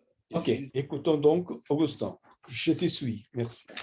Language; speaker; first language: French; non-native, fluent; Portuguese